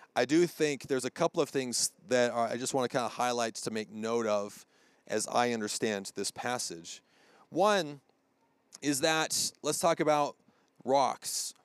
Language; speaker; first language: English; native; English